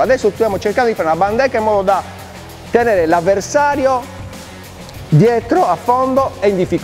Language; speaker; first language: Italian; native; Italian